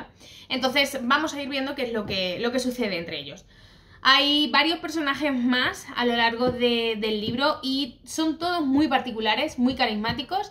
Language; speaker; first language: Spanish; native; Spanish